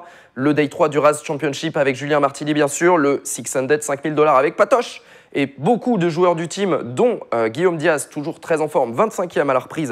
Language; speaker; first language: French; native; French